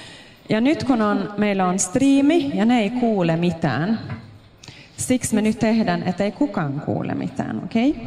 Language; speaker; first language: Finnish; non-native, local second language; Swedish